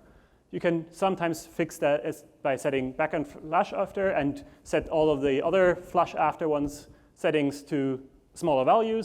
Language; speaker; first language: English; non-native, fluent; German